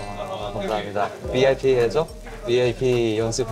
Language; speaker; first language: Korean; non-native, learner; Thai